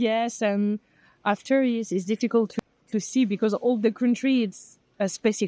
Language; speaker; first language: English; non-native, learner; French